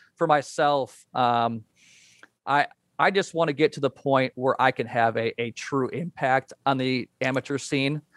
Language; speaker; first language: English; native; English